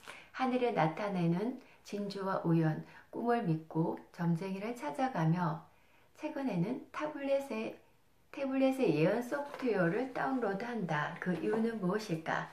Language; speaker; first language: Korean; native; Korean